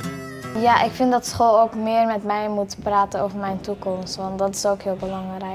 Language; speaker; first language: Dutch; non-native, local second language; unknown